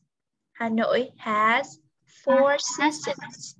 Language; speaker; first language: English; non-native, fluent; Vietnamese